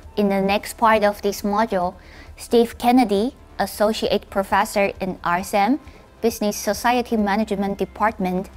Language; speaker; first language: English; non-native, fluent; Chinese